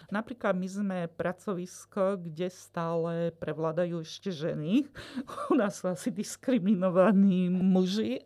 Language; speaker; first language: Slovak; native; Slovak